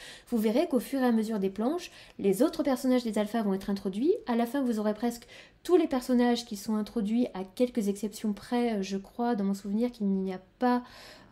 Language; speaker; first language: French; native; French